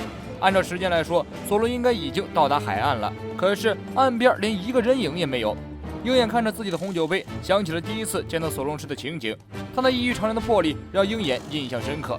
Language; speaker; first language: Chinese; native; Chinese